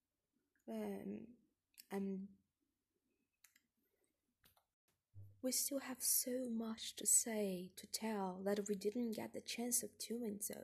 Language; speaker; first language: English; non-native, fluent; Portuguese